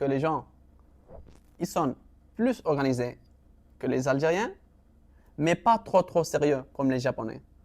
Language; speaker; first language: French; non-native, local second language; Arabic